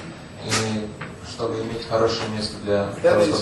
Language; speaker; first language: Russian; native; Russian